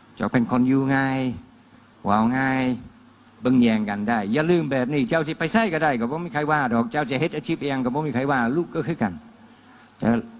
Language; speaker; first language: Thai; non-native, fluent; English